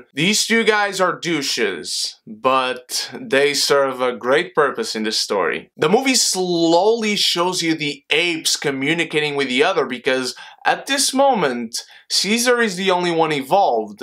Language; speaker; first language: English; non-native, fluent; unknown